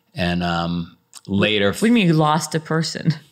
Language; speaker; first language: English; native; English